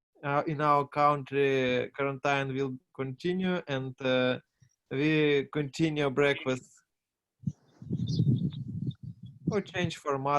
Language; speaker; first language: English; non-native, learner; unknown